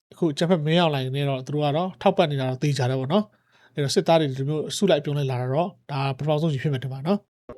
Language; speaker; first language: Burmese; native; Burmese